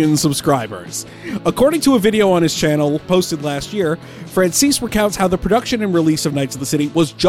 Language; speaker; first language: English; native; English